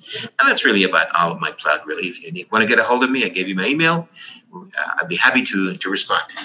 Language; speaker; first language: English; early bilingual, other home language; Spanish